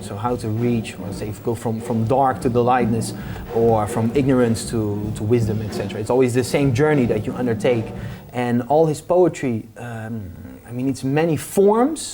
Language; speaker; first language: English; non-native, fluent; Dutch